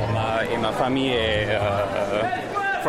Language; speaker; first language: French; non-native, fluent; English